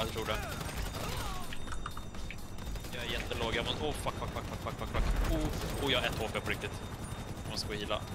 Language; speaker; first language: Swedish; native; Swedish